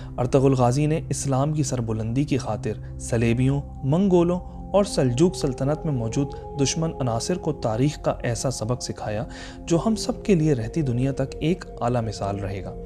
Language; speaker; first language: Urdu; native; Urdu